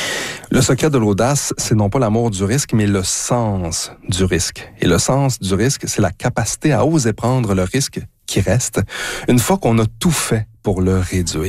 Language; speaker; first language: French; native; French